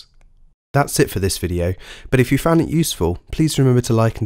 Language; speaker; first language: English; native; English